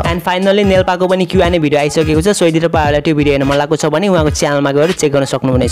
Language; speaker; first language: Nepali; native; Nepali